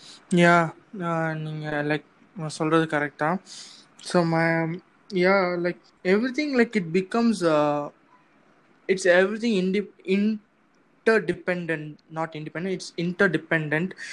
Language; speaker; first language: English; non-native, local second language; Tamil